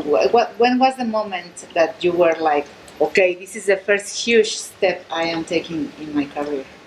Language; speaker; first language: English; non-native, fluent; Spanish